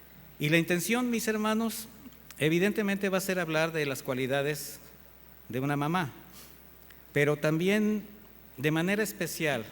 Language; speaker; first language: Spanish; native; Spanish